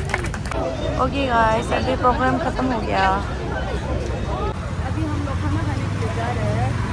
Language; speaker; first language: Hindi; non-native, local second language; Tibetan